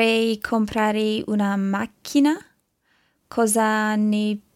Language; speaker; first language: Italian; non-native, learner; English